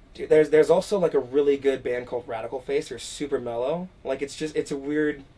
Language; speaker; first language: English; native; English